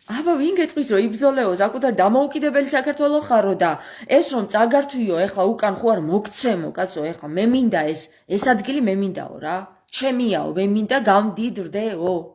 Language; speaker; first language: Georgian; native; Georgian